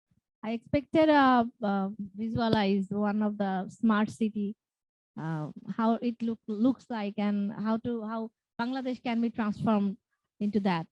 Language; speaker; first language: English; non-native, local second language; Bangla